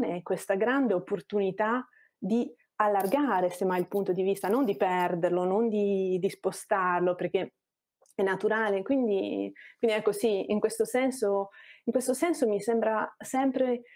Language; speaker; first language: Italian; non-native, fluent; Bosnian